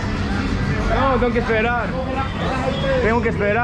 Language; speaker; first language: Spanish; non-native, fluent; Greek